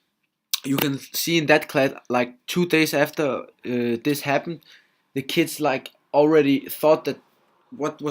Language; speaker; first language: English; non-native, fluent; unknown